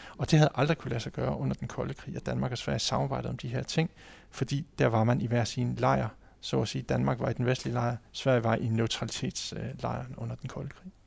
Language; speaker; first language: Danish; native; Danish